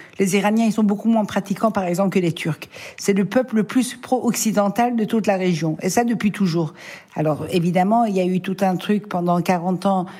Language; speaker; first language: French; non-native, fluent; Persian